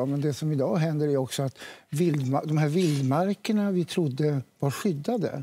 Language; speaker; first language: Swedish; native; Swedish